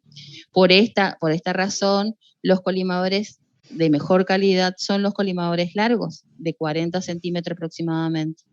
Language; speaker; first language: Spanish; native; Spanish